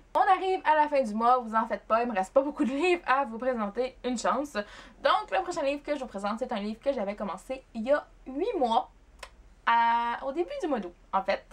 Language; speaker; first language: French; native; French